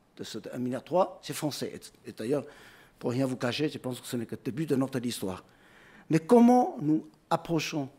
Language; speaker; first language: French; non-native, fluent; Chinese